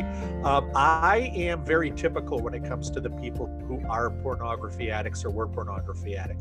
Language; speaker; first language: English; native; English